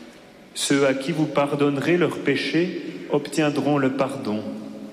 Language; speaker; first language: French; native; French